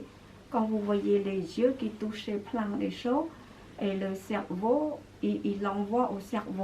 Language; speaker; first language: French; non-native, fluent; Khmer